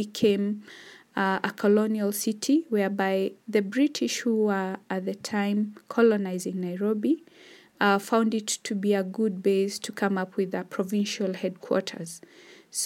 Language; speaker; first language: English; non-native, local second language; Kikuyu